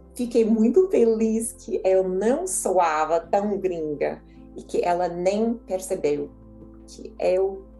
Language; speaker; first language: Portuguese; non-native, fluent; English